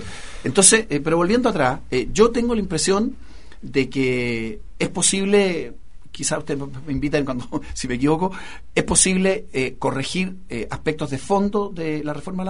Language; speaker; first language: Spanish; native; Spanish